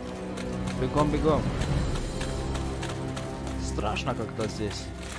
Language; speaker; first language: Russian; non-native, local second language; Romanian